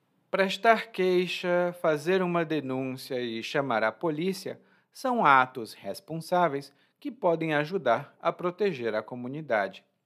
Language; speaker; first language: Portuguese; native; Portuguese